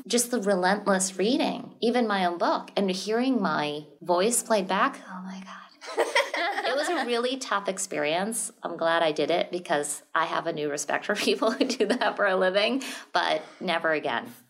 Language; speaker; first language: English; native; English